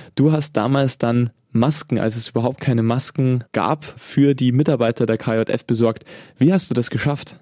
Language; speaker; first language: German; native; German